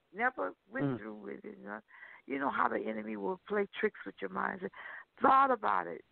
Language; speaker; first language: English; native; English